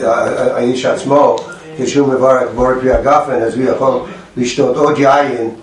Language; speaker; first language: Hebrew; non-native, fluent; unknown